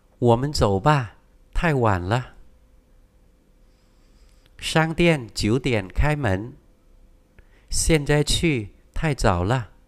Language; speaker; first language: Chinese; non-native, fluent; Vietnamese